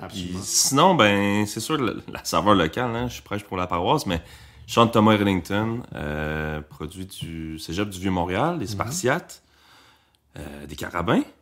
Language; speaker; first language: French; native; French